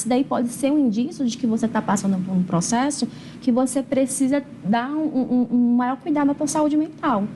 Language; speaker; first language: Portuguese; native; Portuguese